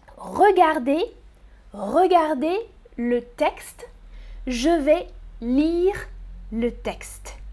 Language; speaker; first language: French; native; French